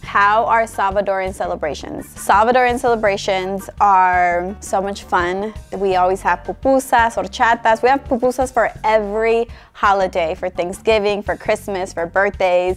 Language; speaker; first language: English; early bilingual, other home language; Spanish